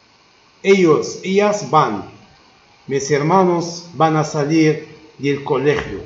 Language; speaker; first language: Spanish; non-native, learner; Arabic